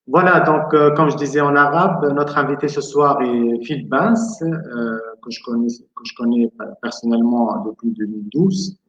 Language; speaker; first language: French; non-native, local second language; Arabic